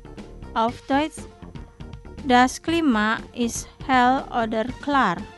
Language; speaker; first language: German; non-native, fluent; Indonesian